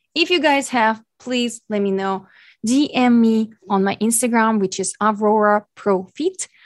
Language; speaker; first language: English; non-native, fluent; Ukrainian